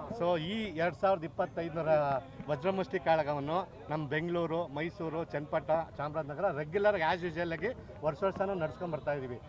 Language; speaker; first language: Kannada; native; Kannada